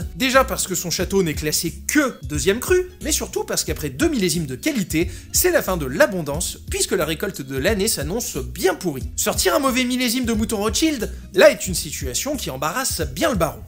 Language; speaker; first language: French; native; French